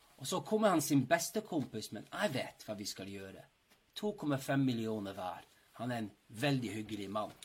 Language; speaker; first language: Norwegian; non-native, fluent; English